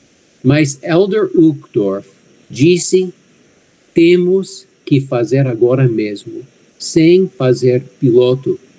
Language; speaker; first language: Portuguese; non-native, fluent; English